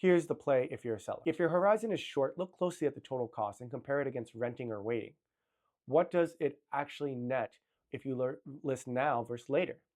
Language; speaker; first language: English; native; English